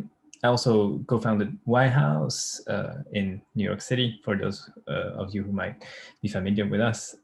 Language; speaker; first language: English; non-native, fluent; French